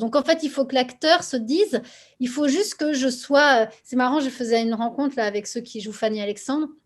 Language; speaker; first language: French; native; French